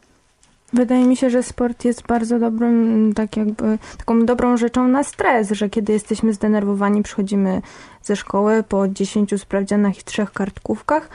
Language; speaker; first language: Polish; native; Polish